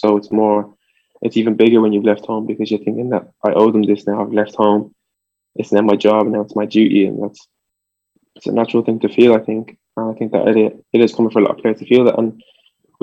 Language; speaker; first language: English; early bilingual, other home language; French